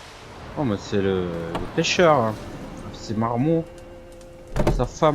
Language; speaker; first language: French; native; French